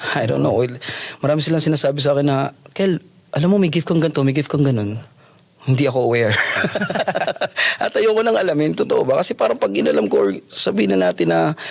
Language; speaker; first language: Filipino; native; Filipino